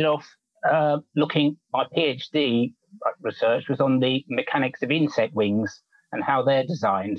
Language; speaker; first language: English; native; English